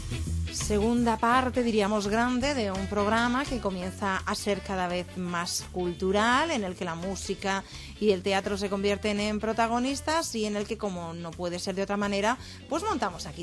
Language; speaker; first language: Spanish; native; Spanish